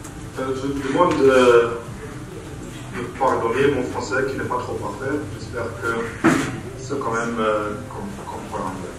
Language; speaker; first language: French; non-native, fluent; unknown